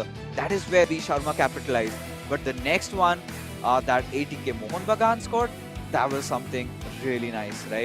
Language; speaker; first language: English; non-native, local second language; Hindi